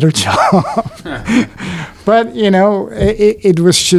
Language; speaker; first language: English; non-native, fluent; Swiss German